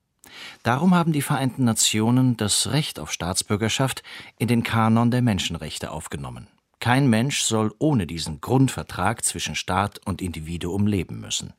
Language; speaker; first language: German; native; German